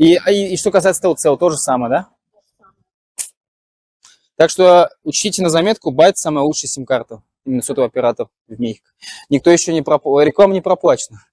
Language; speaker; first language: Russian; native; Russian